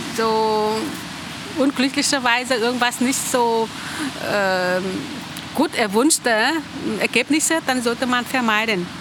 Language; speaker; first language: German; non-native, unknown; Vietnamese